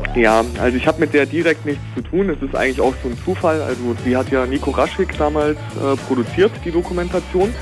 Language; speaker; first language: German; native; German